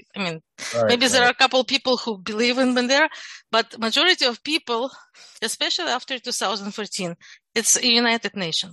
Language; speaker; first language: English; non-native, fluent; Russian